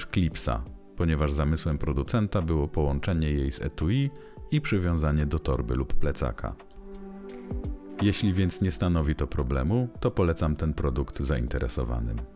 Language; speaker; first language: Polish; native; Polish